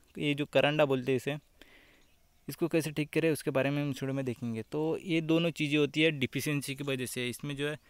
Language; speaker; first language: Hindi; non-native, local second language; Marathi